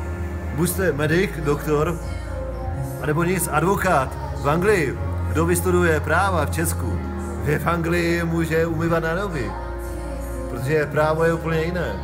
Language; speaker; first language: Czech; non-native, local second language; Polish